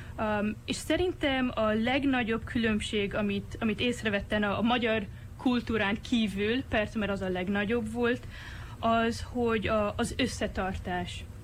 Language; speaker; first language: Hungarian; early bilingual, heritage; Hungarian